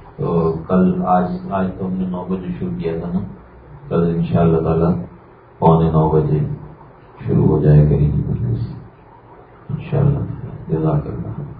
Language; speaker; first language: Urdu; native; Urdu